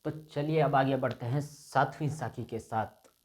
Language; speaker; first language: Hindi; non-native, local second language; Kannada